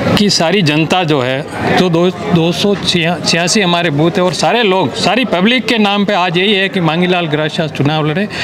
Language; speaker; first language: Hindi; native; Hindi